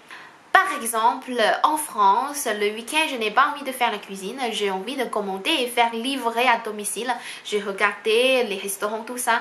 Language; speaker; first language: French; non-native, fluent; Chinese